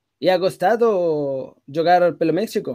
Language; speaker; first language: Portuguese; non-native, learner; Spanish